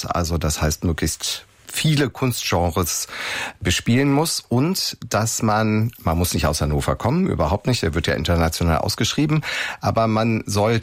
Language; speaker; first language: German; native; German